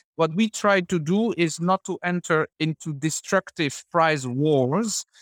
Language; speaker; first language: English; non-native, fluent; Dutch